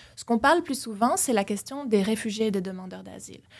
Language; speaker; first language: French; native; French